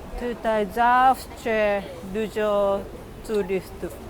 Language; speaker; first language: Polish; non-native, learner; Japanese